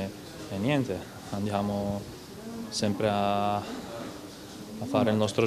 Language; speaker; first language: Italian; non-native, fluent; Croatian